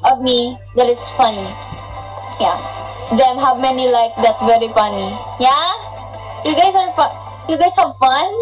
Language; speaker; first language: English; non-native, local second language; Filipino